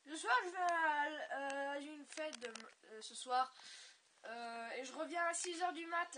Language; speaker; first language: French; native; French